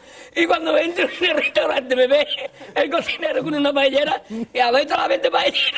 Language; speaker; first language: Spanish; native; Spanish